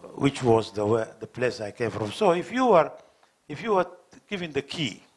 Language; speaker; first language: English; non-native, learner; Somali